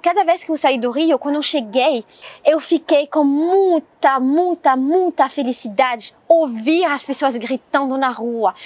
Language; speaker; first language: Portuguese; non-native, learner; French